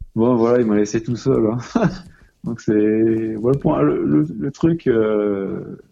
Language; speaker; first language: French; native; French